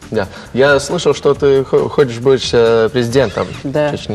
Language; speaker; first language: Russian; non-native, local second language; Latvian